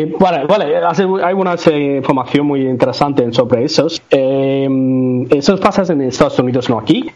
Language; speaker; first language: Spanish; non-native, learner; Tamil